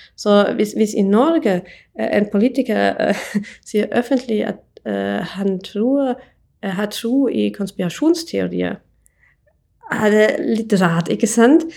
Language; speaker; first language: Norwegian; non-native, fluent; English